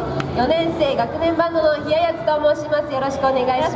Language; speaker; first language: Japanese; native; Japanese